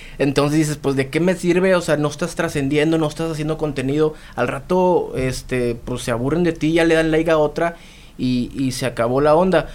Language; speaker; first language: Spanish; native; Spanish